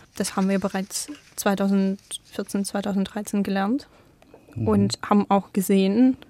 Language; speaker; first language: German; non-native, fluent; Ukrainian